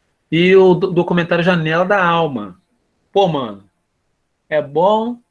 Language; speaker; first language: Portuguese; native; Portuguese